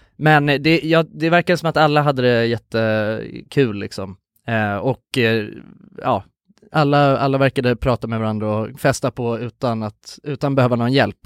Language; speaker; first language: Swedish; native; Swedish